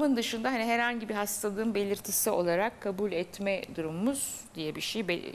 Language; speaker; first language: Turkish; native; Turkish